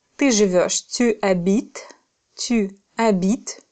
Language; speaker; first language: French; non-native, fluent; Russian